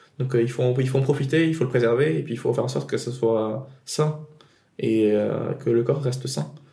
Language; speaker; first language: French; non-native, local second language; Arabic